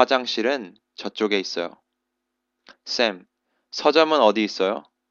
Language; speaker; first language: Korean; non-native, fluent; English